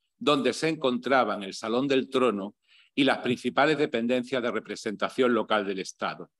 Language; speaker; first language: Spanish; native; Spanish